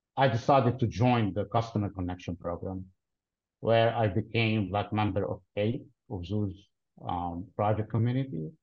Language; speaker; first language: English; non-native, fluent; Arabic